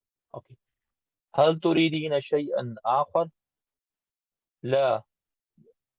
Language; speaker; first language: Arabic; non-native, learner; English